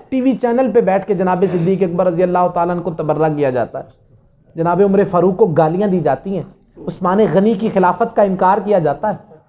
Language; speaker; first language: Urdu; non-native, local second language; Punjabi